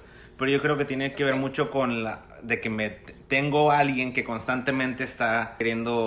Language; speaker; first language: Spanish; native; Spanish